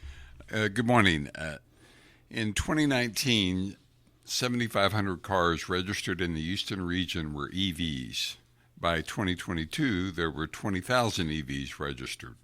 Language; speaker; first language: English; native; English